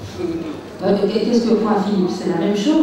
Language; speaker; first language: French; native; French